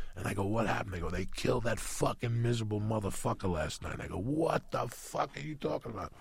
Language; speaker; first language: English; early bilingual, other home language; Spanish